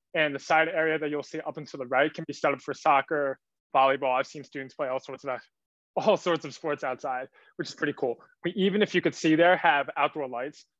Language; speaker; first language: English; native; English